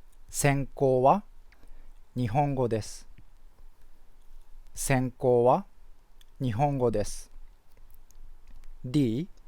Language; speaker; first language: Japanese; non-native, fluent; English